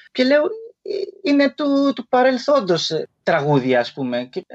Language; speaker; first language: Greek; early bilingual, other home language; French